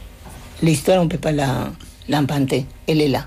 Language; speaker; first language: French; non-native, fluent; Spanish